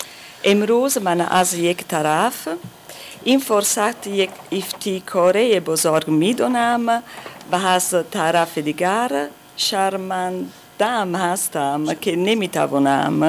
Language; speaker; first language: Persian; non-native, learner; German